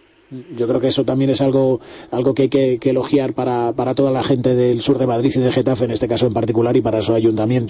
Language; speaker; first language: Spanish; native; Spanish